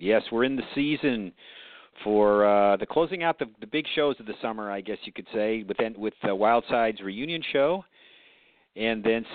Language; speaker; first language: English; native; English